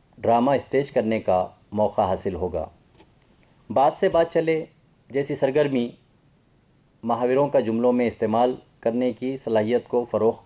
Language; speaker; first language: Urdu; native; Urdu